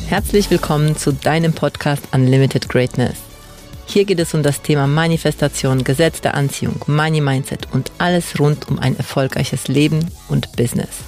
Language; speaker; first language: German; native; German